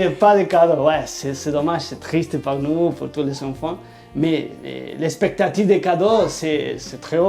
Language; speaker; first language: French; non-native, learner; Spanish